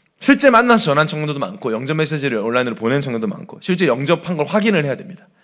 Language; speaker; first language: Korean; native; Korean